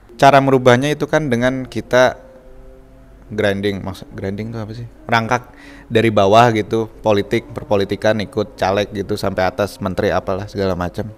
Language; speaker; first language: Indonesian; native; Indonesian